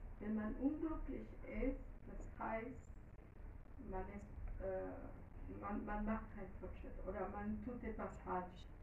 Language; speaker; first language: German; non-native, fluent; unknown